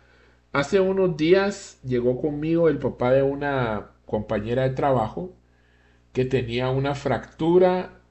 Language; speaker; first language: Spanish; native; Spanish